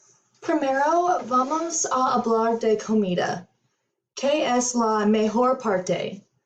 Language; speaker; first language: Spanish; non-native, learner; English